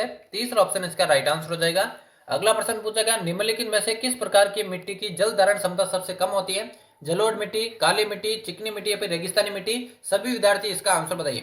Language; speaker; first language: Hindi; native; Hindi